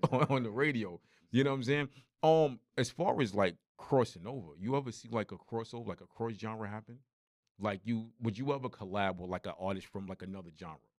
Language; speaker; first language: English; native; English